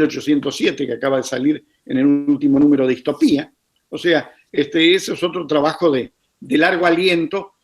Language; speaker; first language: Spanish; native; Spanish